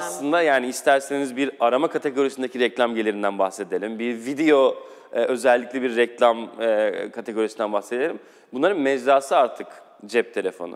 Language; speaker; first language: Turkish; native; Turkish